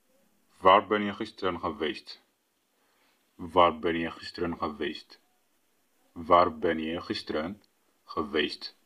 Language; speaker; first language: Dutch; non-native, fluent; Tigrinya